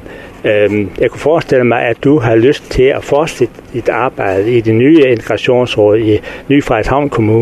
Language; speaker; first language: Danish; native; Danish